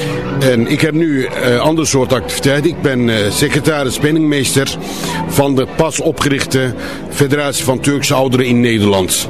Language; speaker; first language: Dutch; non-native, fluent; Turkish